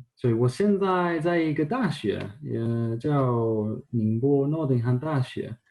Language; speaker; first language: Chinese; non-native, fluent; English